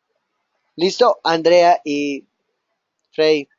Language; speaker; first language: Spanish; native; Spanish